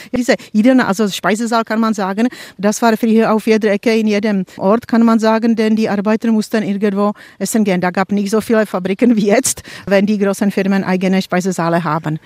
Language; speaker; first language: German; non-native, fluent; Czech